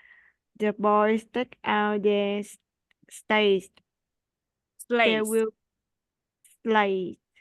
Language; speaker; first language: English; non-native, learner; Vietnamese